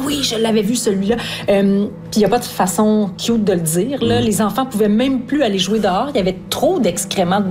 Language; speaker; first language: French; native; French